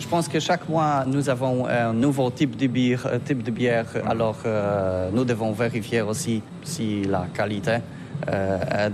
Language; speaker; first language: French; non-native, learner; Polish